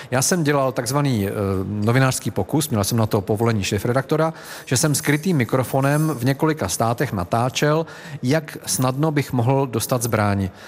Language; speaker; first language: Czech; native; Czech